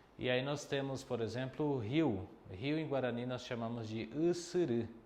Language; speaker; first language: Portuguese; non-native, fluent; Guarani